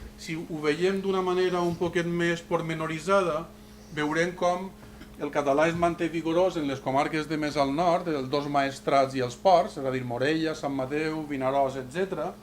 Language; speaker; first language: Catalan; native; Catalan